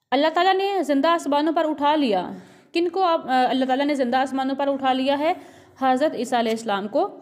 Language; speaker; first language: Urdu; non-native, local second language; Punjabi